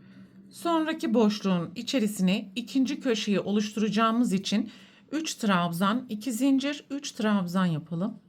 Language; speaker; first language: Turkish; native; Turkish